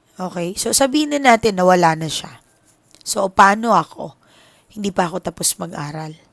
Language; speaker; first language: Filipino; non-native, local second language; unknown